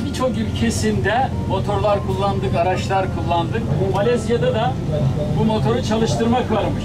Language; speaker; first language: Turkish; native; Turkish